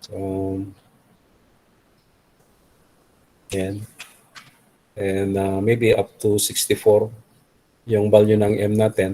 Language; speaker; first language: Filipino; native; Filipino